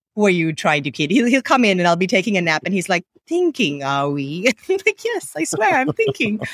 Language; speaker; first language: English; non-native, local second language; Sinhala